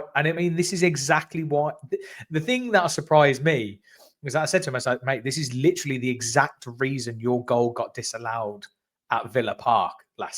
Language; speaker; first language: English; native; English